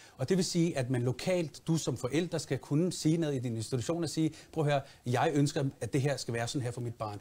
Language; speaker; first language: Danish; early bilingual, other home language; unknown